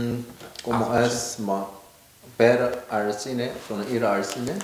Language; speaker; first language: Spanish; non-native, learner; Korean